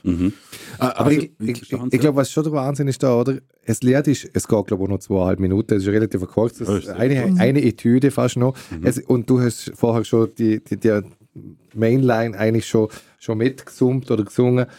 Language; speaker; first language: German; native; German